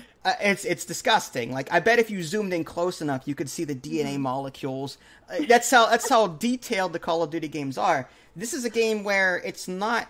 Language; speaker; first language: English; native; English